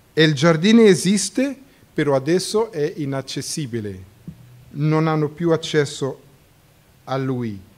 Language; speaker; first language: Italian; non-native, fluent; Portuguese